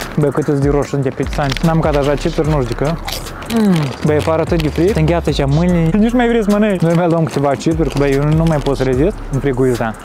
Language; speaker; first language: Romanian; non-native, local second language; Russian